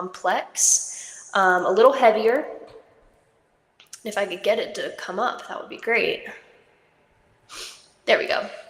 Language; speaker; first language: English; native; English